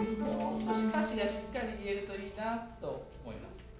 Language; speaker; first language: Japanese; native; Japanese